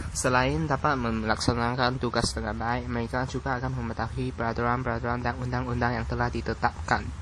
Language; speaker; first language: Malay; non-native, local second language; Chinese